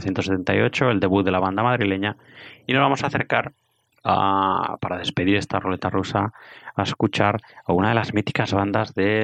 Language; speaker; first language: Spanish; native; Spanish